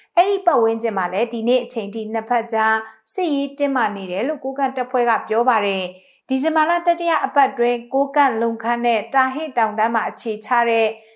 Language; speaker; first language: Burmese; native; Burmese